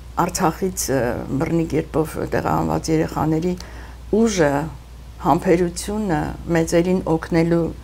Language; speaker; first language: Armenian; native; Armenian